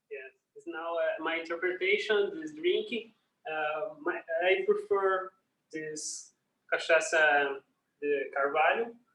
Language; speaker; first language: English; non-native, learner; Portuguese